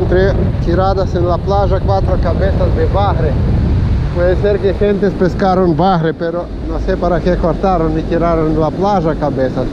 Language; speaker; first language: Spanish; non-native, fluent; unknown